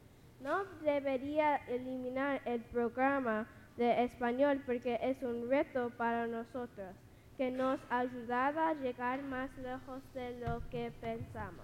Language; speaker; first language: Spanish; non-native, learner; English